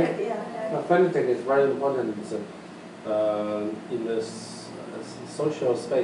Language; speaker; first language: English; non-native, learner; Chinese